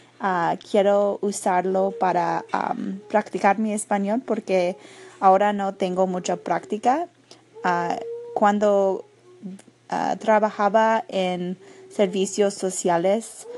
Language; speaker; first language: Spanish; non-native, learner; English